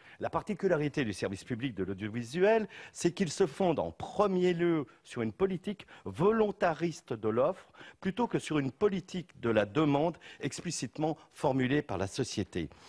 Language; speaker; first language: French; native; French